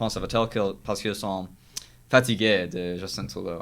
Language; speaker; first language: French; non-native, local second language; English